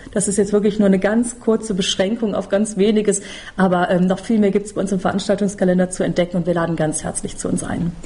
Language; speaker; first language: German; native; German